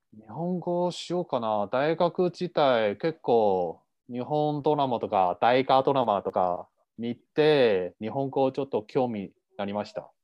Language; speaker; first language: Japanese; non-native, learner; Chinese